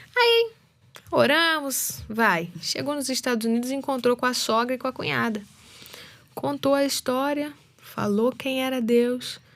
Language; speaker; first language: Portuguese; native; Portuguese